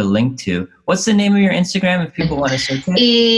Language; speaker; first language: English; non-native, fluent; Portuguese